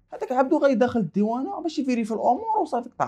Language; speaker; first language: Arabic; native; Arabic